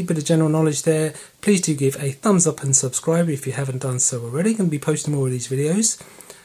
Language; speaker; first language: English; native; English